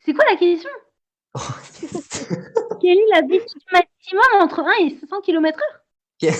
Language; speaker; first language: French; native; French